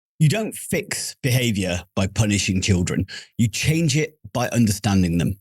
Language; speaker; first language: English; native; English